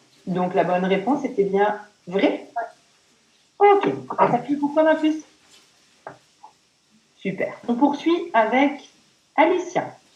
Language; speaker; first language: French; native; French